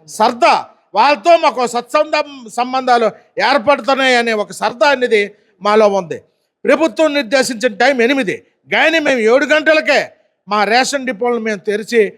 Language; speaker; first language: Telugu; native; Telugu